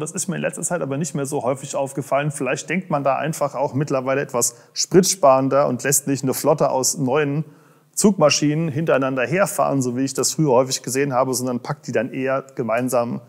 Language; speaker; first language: German; native; German